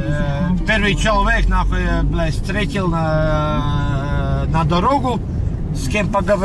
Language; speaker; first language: Russian; native; Russian